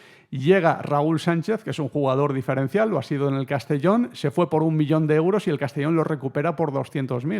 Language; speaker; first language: Spanish; native; Spanish